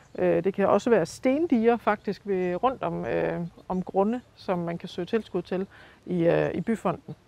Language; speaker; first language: Danish; native; Danish